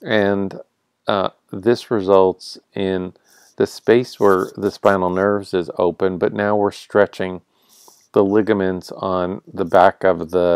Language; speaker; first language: English; native; English